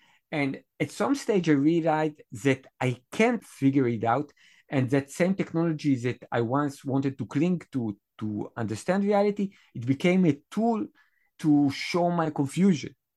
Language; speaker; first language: English; non-native, fluent; Hebrew